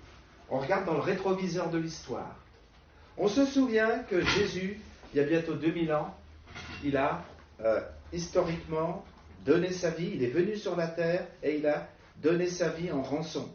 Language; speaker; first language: French; native; French